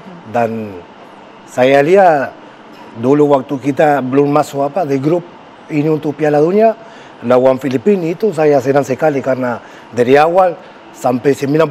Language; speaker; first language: Indonesian; non-native, fluent; Spanish